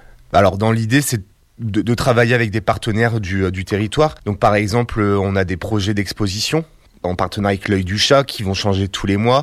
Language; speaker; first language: French; native; French